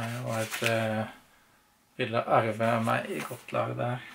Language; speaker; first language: Norwegian; native; Norwegian